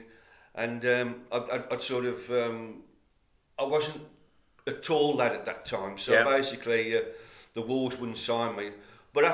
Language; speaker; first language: English; native; English